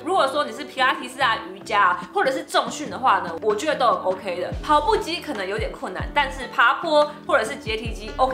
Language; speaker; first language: Chinese; native; Chinese